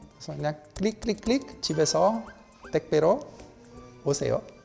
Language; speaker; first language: Korean; non-native, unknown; Italian